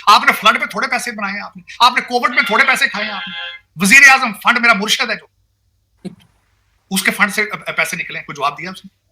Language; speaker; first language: Urdu; non-native, local second language; Punjabi